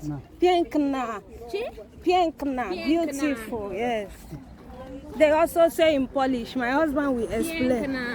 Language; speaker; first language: English; non-native, local second language; Igbo